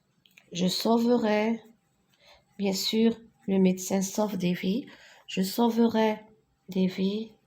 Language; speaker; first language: French; non-native, local second language; Arabic